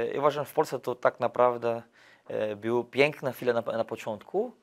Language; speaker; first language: Polish; non-native, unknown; Portuguese